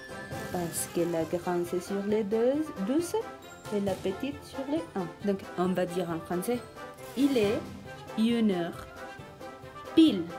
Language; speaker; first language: French; non-native, fluent; Spanish